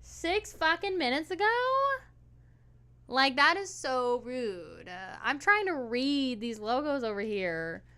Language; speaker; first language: English; native; English